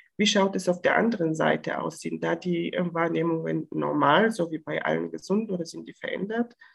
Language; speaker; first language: German; non-native, fluent; Bulgarian